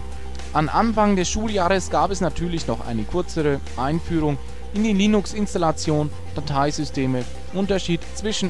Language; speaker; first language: German; native; German